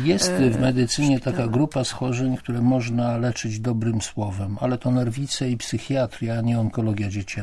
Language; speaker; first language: Polish; native; Polish